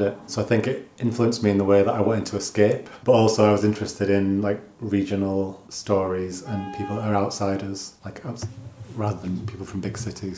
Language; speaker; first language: English; native; English